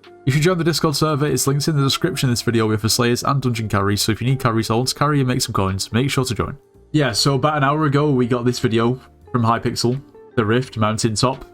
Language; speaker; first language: English; native; English